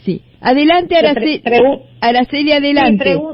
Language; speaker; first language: Spanish; native; Spanish